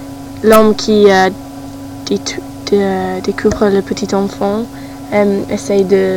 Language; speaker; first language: French; non-native, learner; English